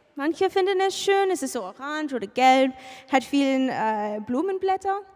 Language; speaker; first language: German; non-native, learner; English